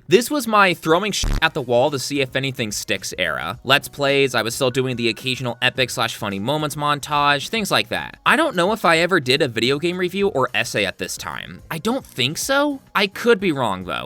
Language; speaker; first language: English; native; English